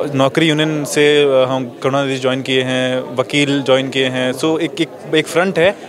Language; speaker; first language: Hindi; native; Hindi